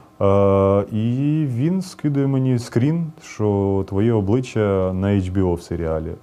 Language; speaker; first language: Ukrainian; non-native, local second language; Russian